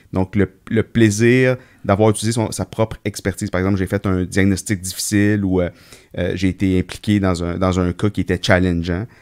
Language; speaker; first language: French; native; French